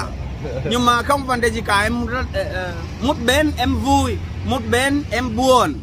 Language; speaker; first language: Vietnamese; non-native, learner; Portuguese